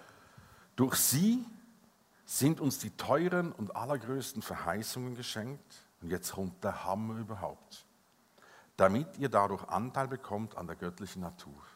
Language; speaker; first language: German; native; German